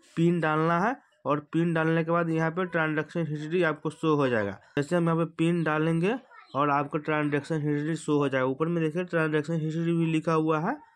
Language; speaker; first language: Hindi; native; Hindi